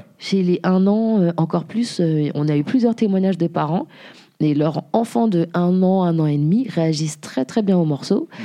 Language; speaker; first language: French; early bilingual, other home language; Haitian Creole